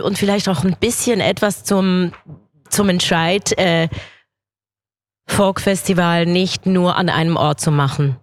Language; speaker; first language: German; native; German